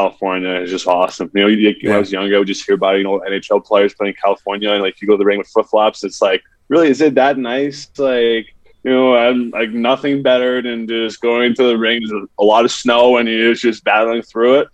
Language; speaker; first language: English; non-native, fluent; French